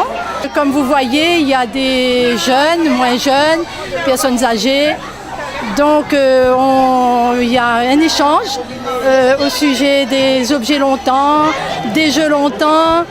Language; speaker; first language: French; native; French